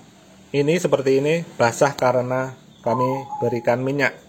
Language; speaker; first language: Indonesian; non-native, local second language; Javanese